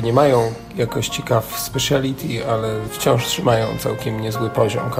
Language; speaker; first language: Polish; native; Polish